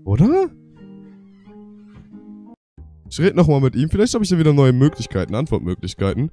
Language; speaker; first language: German; native; German